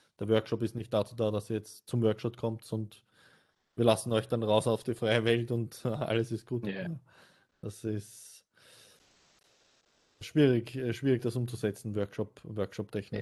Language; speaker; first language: German; native; German